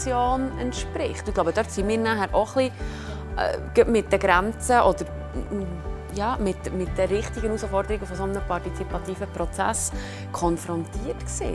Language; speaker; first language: German; native; German